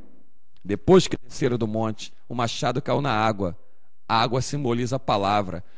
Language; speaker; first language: Portuguese; native; Portuguese